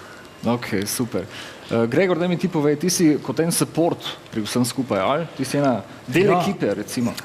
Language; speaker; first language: Slovenian; native; Slovenian